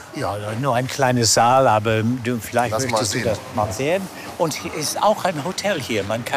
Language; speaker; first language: German; non-native, fluent; English